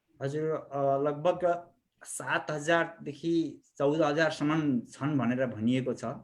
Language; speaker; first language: Nepali; native; Nepali